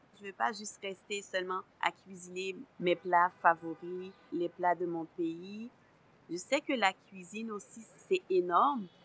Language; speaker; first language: French; non-native, local second language; Haitian Creole